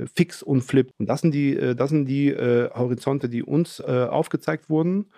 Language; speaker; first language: German; early bilingual, other home language; Polish